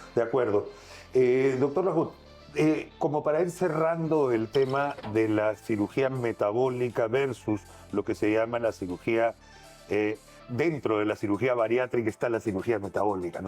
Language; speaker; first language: Spanish; native; Spanish